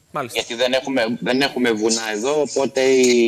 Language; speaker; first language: Greek; native; Greek